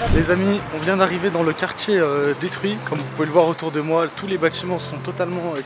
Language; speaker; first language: French; native; French